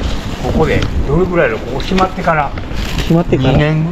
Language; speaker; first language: Japanese; native; Japanese